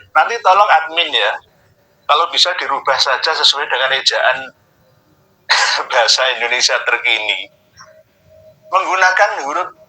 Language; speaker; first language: Indonesian; non-native, local second language; Javanese